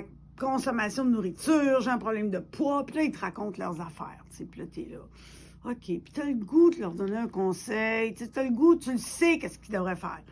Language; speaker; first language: French; native; French